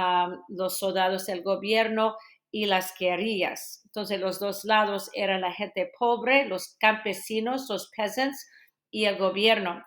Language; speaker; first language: Spanish; non-native, fluent; English